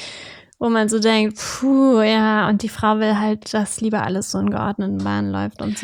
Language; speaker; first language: German; native; German